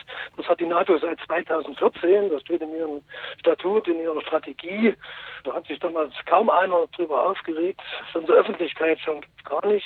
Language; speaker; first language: German; native; German